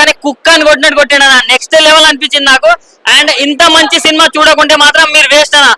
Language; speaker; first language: Telugu; native; Telugu